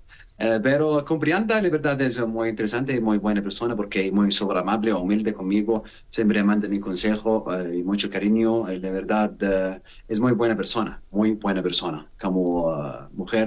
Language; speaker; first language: Spanish; non-native, learner; Arabic